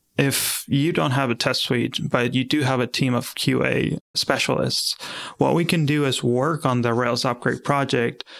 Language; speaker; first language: English; non-native, fluent; Spanish